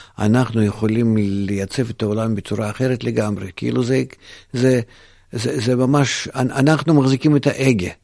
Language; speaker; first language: Hebrew; non-native, fluent; Russian